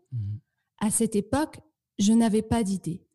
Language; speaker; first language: French; native; French